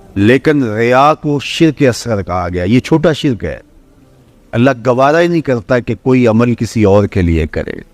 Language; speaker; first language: Urdu; non-native, local second language; Punjabi